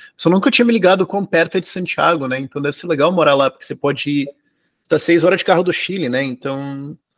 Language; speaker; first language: Portuguese; native; Portuguese